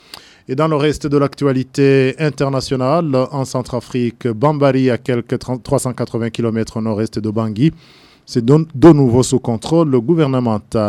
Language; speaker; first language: French; non-native, local second language; Rundi